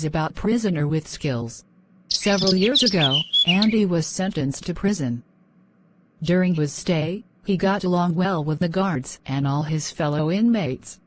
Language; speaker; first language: English; non-native, learner; Khmer